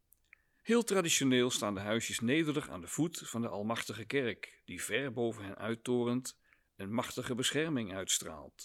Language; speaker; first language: Dutch; native; Dutch